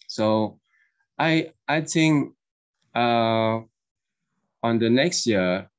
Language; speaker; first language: English; non-native, learner; Indonesian